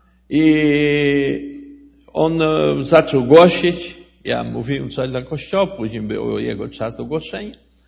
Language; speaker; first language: Polish; non-native, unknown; Portuguese